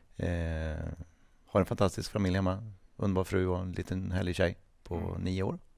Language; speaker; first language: Swedish; native; Swedish